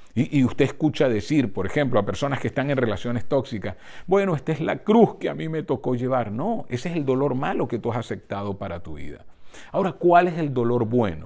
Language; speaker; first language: Spanish; native; Spanish